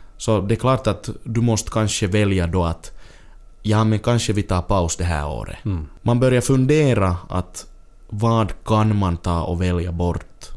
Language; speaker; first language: Swedish; native; Swedish